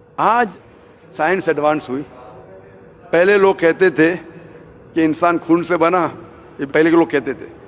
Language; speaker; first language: Hindi; non-native, local second language; Konkani